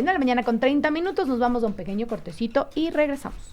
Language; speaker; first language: Spanish; native; Spanish